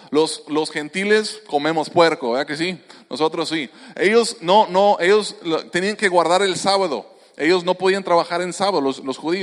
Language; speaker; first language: Spanish; native; Spanish